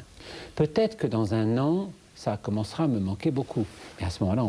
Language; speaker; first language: French; native; French